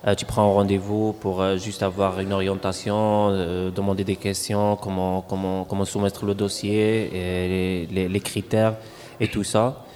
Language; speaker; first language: French; non-native, local second language; Arabic